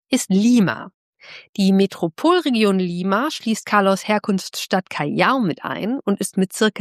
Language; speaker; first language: German; native; German